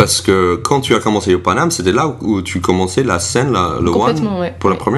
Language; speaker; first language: French; non-native, fluent; English